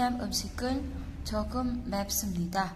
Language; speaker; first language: Korean; non-native, fluent; Vietnamese